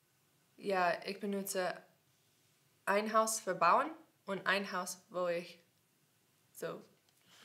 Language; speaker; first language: German; non-native, learner; English